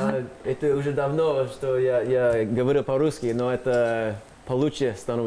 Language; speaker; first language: Russian; non-native, learner; English